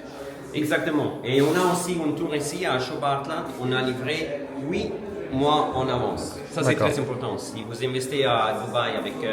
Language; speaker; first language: French; non-native, learner; Italian